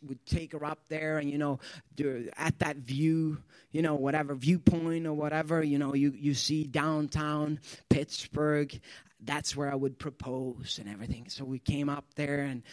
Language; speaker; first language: English; non-native, fluent; Swedish